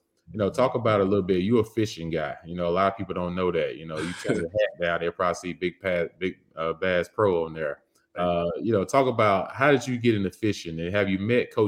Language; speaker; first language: English; native; English